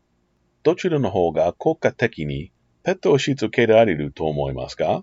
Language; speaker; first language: Japanese; non-native, learner; English